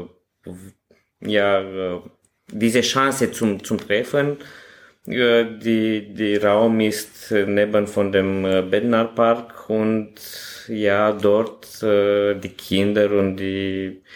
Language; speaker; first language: German; non-native, learner; Romanian